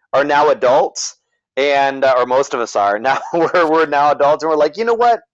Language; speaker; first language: English; native; English